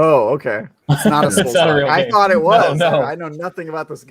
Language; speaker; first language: English; native; English